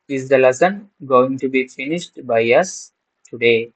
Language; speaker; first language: English; non-native, local second language; Malayalam